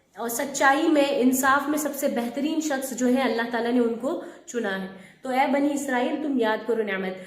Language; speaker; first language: Urdu; native; Urdu